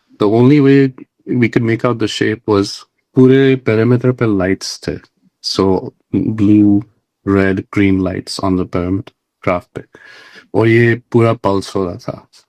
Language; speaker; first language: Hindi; non-native, local second language; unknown